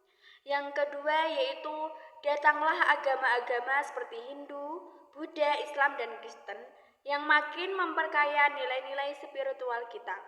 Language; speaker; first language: Indonesian; native; Indonesian